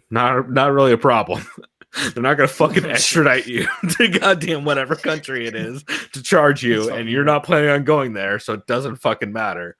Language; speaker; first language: English; native; English